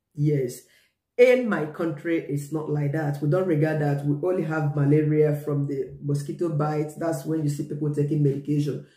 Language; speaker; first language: English; non-native, local second language; Igbo